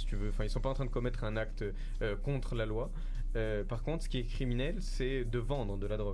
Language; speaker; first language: French; native; French